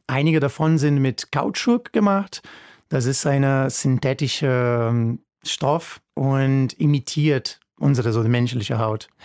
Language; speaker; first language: German; non-native, fluent; Portuguese